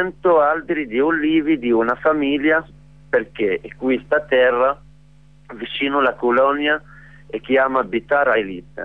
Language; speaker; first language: Italian; non-native, learner; Arabic